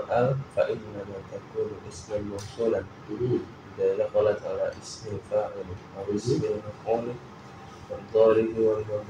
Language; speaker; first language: Arabic; non-native, learner; Indonesian